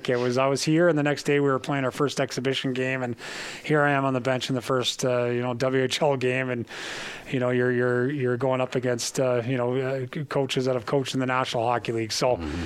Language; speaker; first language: English; native; English